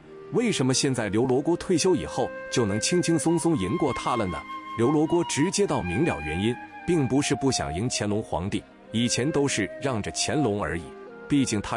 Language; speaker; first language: Chinese; native; Chinese